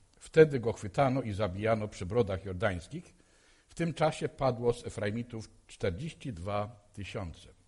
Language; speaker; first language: Polish; native; Polish